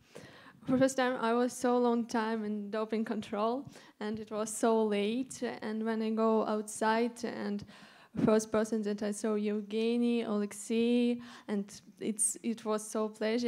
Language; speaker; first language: English; non-native, learner; Ukrainian